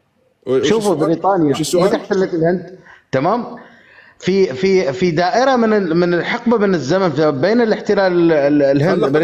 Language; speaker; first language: Arabic; native; Arabic